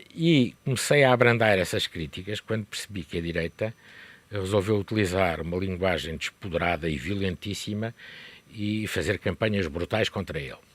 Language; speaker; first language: Portuguese; native; Portuguese